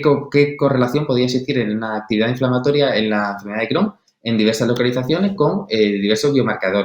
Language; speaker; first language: Spanish; native; Spanish